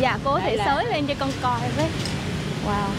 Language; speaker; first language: Vietnamese; native; Vietnamese